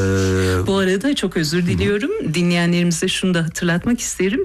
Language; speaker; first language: Turkish; native; Turkish